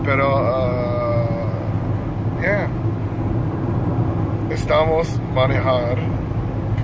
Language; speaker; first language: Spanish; non-native, learner; English